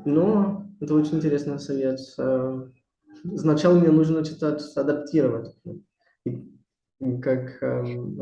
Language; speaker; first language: Russian; non-native, learner; Portuguese